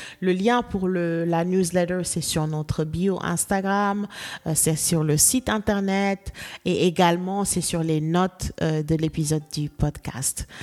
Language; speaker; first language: French; non-native, local second language; Wolof